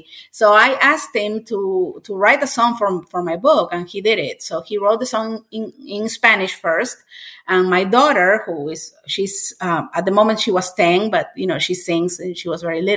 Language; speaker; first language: English; non-native, fluent; Spanish